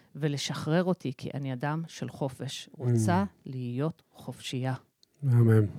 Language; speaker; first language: Hebrew; early bilingual, other home language; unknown